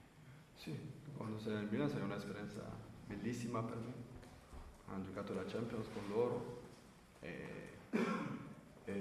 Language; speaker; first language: Italian; non-native, learner; French